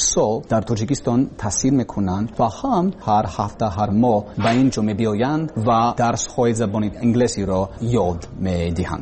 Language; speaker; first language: Persian; non-native, learner; English